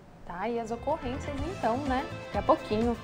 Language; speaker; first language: Portuguese; native; Portuguese